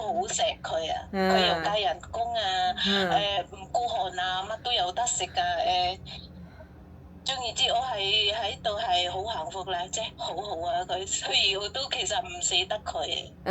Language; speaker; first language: Cantonese; non-native, fluent; Indonesian